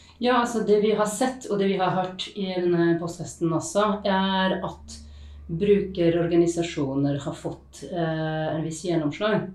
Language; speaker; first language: Norwegian; non-native, fluent; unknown